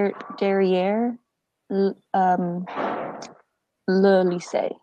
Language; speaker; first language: French; non-native, learner; English